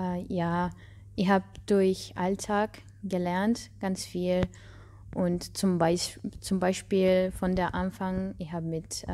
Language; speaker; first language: German; non-native, learner; Russian